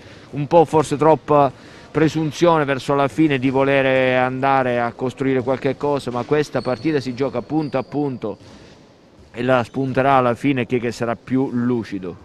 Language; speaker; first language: Italian; native; Italian